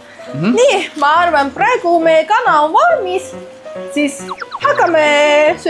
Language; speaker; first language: Estonian; non-native, learner; Chinese